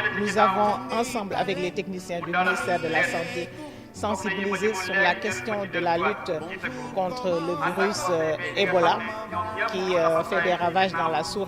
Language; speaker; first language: French; non-native, local second language; Wolof